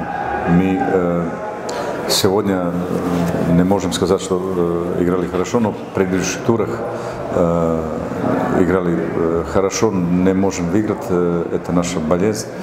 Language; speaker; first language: Russian; non-native, local second language; Uzbek